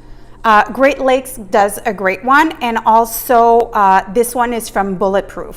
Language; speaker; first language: English; native; English